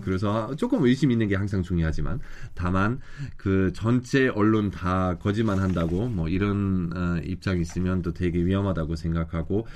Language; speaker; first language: Korean; non-native, fluent; German